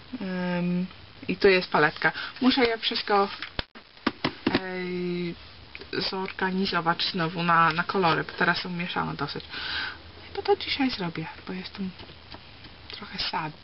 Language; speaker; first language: Polish; early bilingual, heritage; Polish